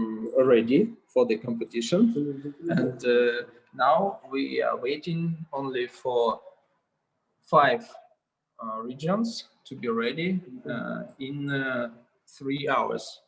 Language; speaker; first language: English; non-native, learner; Russian